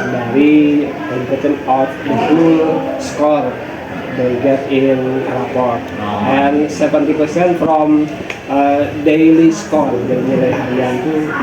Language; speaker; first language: English; non-native, learner; Indonesian